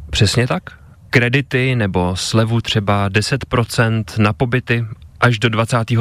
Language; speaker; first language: Czech; native; Czech